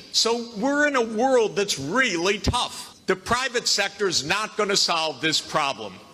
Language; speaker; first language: English; native; English